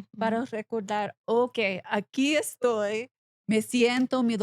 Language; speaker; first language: Spanish; non-native, learner; English